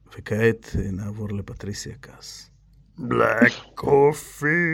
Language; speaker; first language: Hebrew; non-native, fluent; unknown